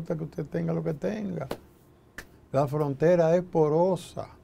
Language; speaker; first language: Spanish; native; Spanish